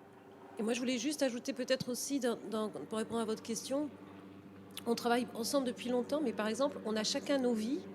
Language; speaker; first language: French; native; French